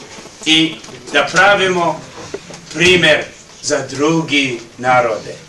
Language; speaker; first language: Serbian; early bilingual, heritage; Serbian